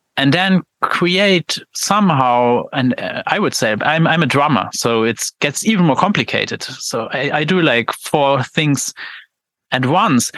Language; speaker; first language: English; non-native, fluent; Luxembourgish